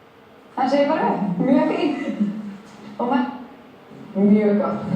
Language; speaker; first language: Icelandic; non-native, learner; Spanish